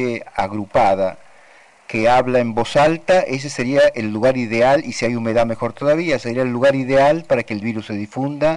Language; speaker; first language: Spanish; native; Spanish